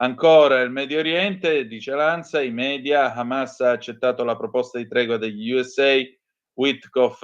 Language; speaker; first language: Italian; native; Italian